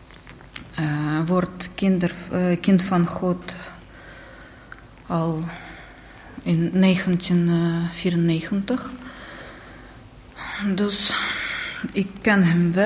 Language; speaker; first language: Dutch; non-native, learner; Russian